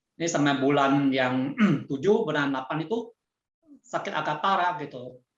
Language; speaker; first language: Indonesian; non-native, fluent; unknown